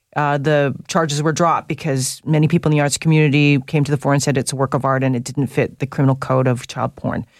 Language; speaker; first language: English; native; English